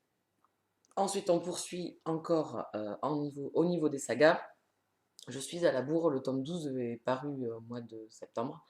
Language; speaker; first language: French; native; French